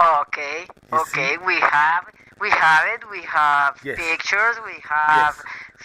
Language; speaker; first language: English; non-native, learner; Spanish